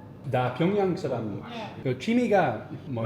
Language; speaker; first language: Korean; non-native, learner; Dutch